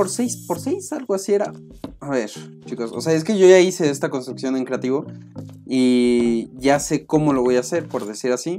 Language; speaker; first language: Spanish; native; Spanish